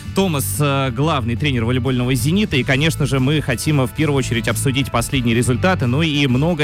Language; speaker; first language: Russian; native; Russian